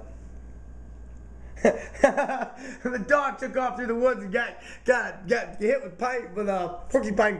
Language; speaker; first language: English; native; English